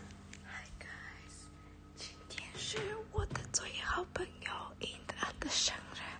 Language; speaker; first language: Chinese; non-native, learner; Mongolian